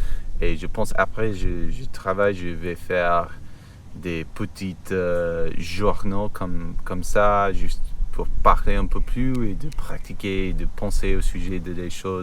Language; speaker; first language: French; non-native, learner; English